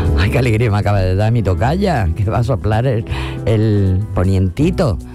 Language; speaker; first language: Spanish; native; Spanish